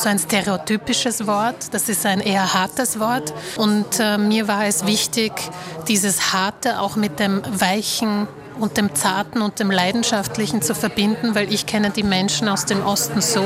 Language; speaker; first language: German; early bilingual, other home language; Slovak